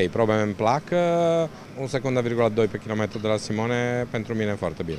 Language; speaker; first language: Romanian; non-native, fluent; Italian